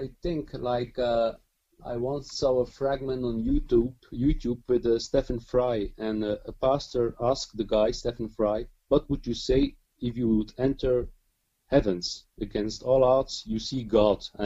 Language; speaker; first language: English; non-native, fluent; Dutch